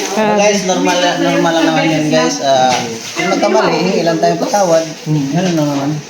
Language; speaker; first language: Filipino; native; Filipino